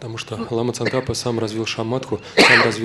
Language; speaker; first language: Russian; native; Russian